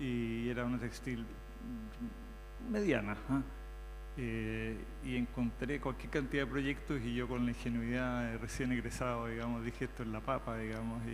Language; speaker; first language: Spanish; native; Spanish